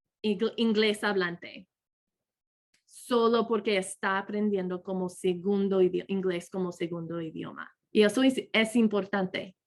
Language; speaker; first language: Spanish; non-native, fluent; English